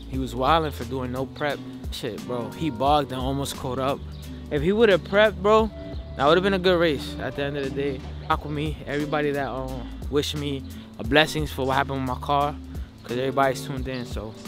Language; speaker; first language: English; early bilingual, other home language; Spanish